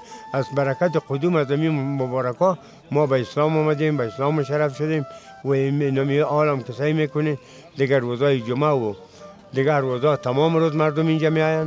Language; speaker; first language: Persian; native; Persian